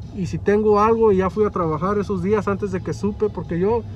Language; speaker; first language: Spanish; early bilingual, heritage; Spanish